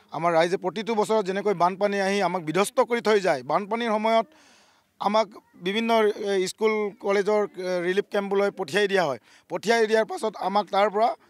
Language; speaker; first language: Assamese; native; Assamese